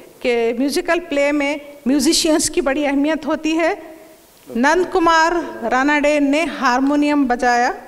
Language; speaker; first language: Urdu; native; Urdu